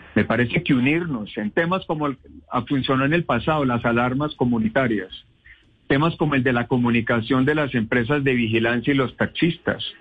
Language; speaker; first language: Spanish; native; Spanish